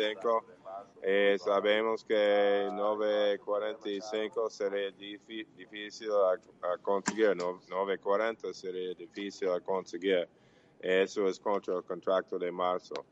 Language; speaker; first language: Portuguese; non-native, learner; English